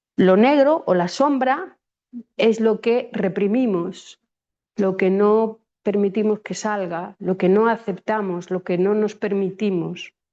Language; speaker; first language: Spanish; native; Spanish